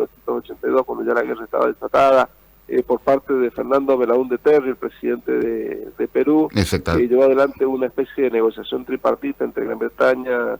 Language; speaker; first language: Spanish; native; Spanish